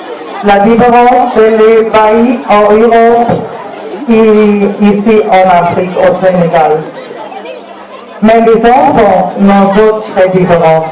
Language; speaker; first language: French; non-native, learner; German